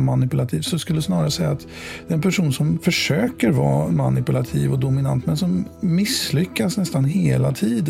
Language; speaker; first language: Swedish; native; Swedish